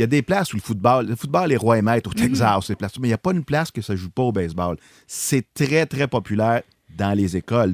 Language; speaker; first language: French; native; French